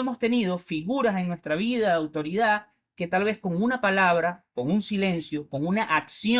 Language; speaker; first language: Spanish; native; Spanish